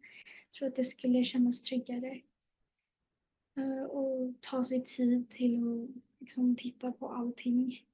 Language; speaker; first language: Swedish; native; Swedish